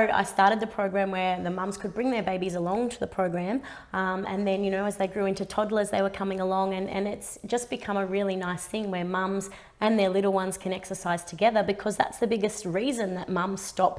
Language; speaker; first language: English; native; English